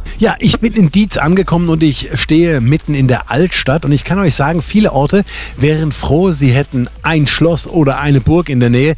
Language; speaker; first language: German; native; German